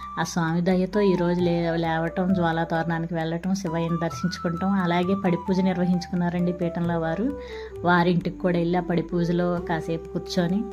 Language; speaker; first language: Telugu; native; Telugu